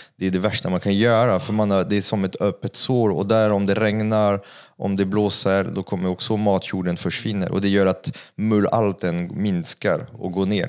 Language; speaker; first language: Swedish; non-native, fluent; French